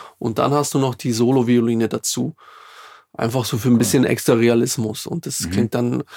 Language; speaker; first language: German; non-native, fluent; Slovak